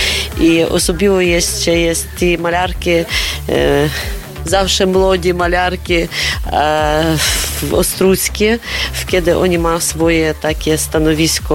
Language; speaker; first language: Polish; non-native, learner; Ukrainian